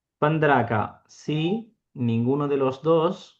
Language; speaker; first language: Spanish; non-native, fluent; Urdu